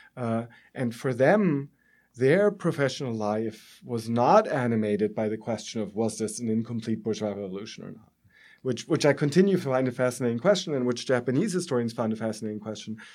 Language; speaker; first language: English; non-native, fluent; German